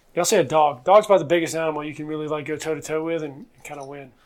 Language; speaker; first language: English; native; English